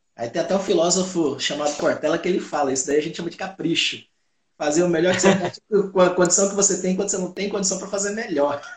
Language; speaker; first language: Portuguese; native; Portuguese